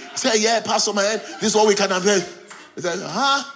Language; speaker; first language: English; non-native, local second language; Yoruba